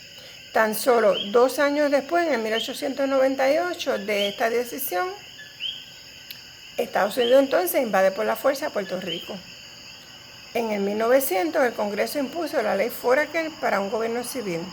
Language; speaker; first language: Spanish; native; Spanish